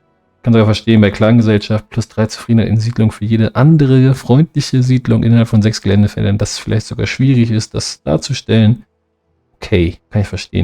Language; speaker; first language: German; native; German